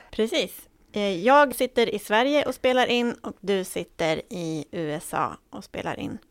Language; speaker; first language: Swedish; native; Swedish